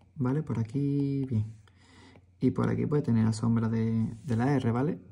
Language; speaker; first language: Spanish; native; Spanish